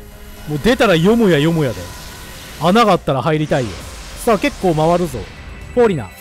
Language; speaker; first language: Japanese; native; Japanese